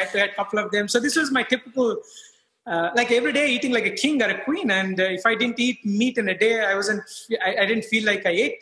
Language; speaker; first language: English; non-native, local second language; Telugu